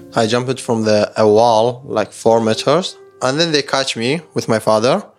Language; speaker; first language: English; non-native, learner; Persian